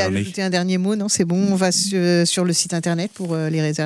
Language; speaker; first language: French; native; French